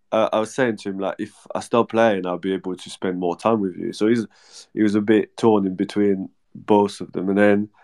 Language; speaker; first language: English; non-native, fluent; French